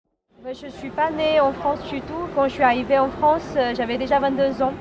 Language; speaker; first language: French; non-native, fluent; Chinese